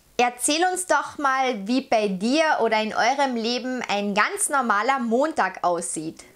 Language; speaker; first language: German; native; German